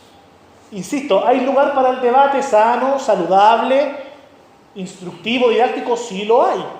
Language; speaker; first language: Spanish; native; Spanish